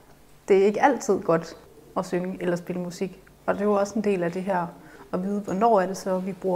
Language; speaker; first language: Danish; native; Danish